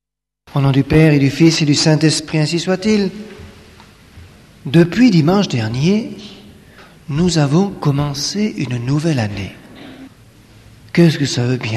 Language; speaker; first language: French; native; French